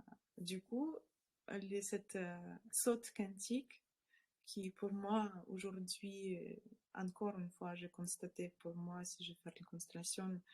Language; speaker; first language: French; non-native, learner; Russian